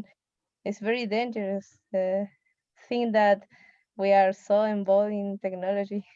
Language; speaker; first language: English; non-native, learner; Spanish